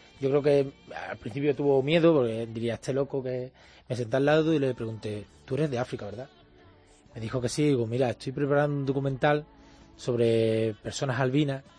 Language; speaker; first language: Spanish; native; Spanish